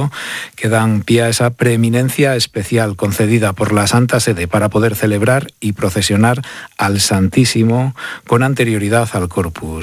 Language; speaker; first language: Spanish; native; Spanish